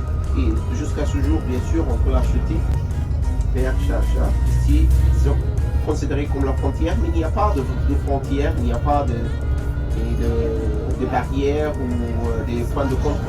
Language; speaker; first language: French; non-native, fluent; Arabic